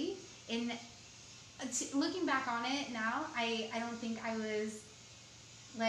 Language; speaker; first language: English; early bilingual, other home language; Spanish